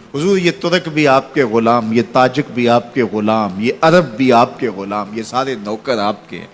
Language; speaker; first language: Urdu; non-native, local second language; Punjabi